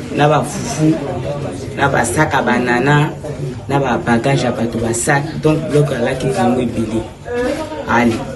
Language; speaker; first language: Lingala; native; Lingala